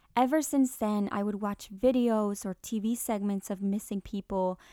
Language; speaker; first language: English; early bilingual, other home language; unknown